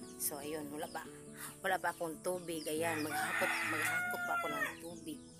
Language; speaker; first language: Filipino; non-native, local second language; Cebuano